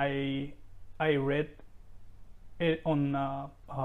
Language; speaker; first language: English; non-native, fluent; Japanese